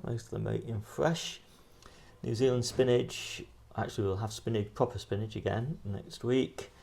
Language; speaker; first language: English; native; English